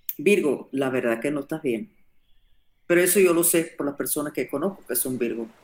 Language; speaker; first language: Spanish; non-native, fluent; English